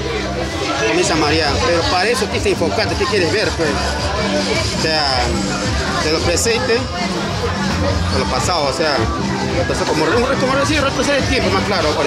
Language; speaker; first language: Spanish; native; Spanish